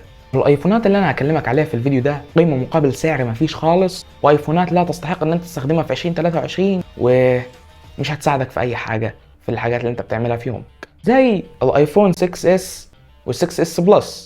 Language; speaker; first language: Arabic; native; Arabic